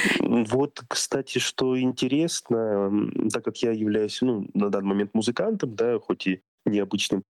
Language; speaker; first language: Russian; native; Russian